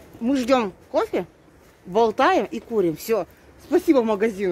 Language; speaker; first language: Russian; native; Russian